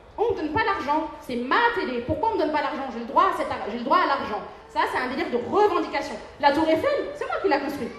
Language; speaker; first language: French; early bilingual, other home language; Arabic